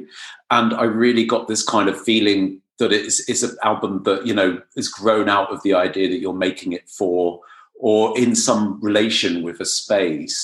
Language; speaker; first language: English; native; English